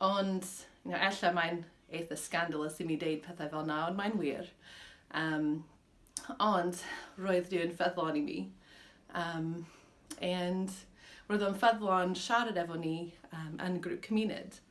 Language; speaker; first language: Welsh; non-native, fluent; English